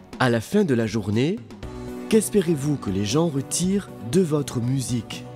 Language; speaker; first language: French; native; French